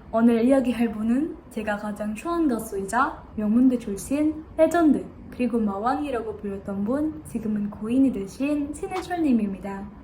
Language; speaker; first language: Korean; non-native, fluent; Indonesian